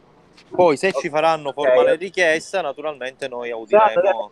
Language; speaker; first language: Italian; native; Italian